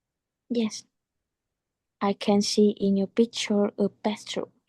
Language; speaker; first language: English; non-native, learner; Chinese